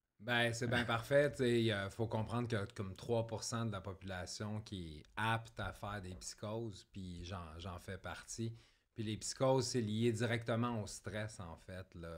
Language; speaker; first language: French; native; French